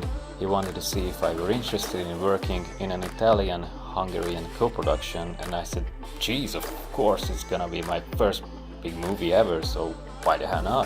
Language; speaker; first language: English; non-native, fluent; Hungarian